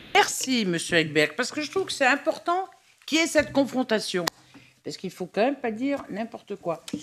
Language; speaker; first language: French; native; French